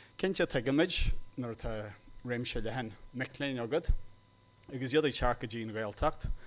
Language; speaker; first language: Irish; native; Irish